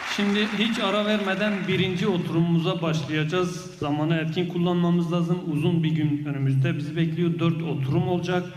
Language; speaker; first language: Turkish; non-native, local second language; Kurdish